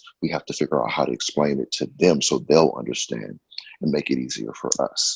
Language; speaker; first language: English; native; English